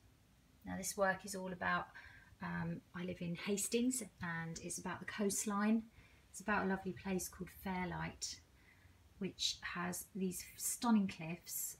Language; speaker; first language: English; native; English